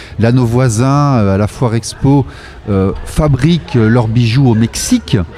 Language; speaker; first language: French; native; French